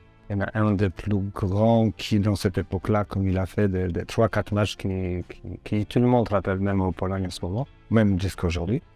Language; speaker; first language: French; non-native, learner; Polish